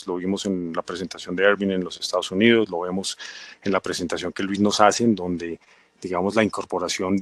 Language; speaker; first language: Spanish; native; Spanish